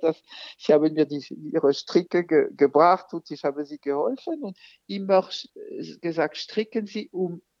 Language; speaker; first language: German; non-native, fluent; French